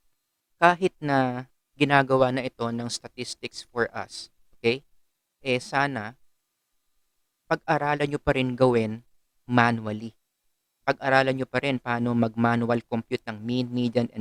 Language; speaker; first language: Filipino; native; Filipino